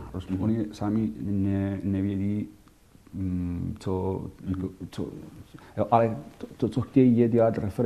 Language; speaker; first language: Czech; non-native, fluent; Catalan